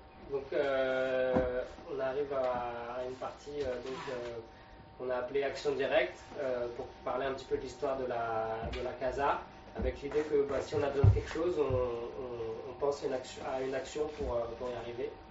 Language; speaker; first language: French; native; French